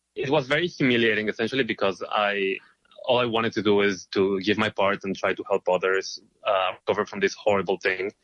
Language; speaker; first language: English; non-native, fluent; Hebrew